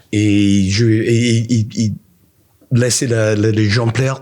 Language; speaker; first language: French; non-native, learner; English